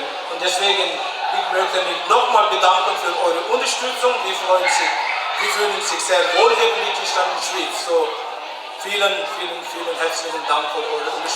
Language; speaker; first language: German; non-native, fluent; Tibetan